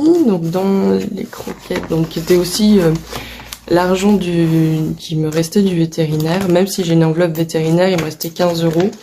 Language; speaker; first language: French; native; French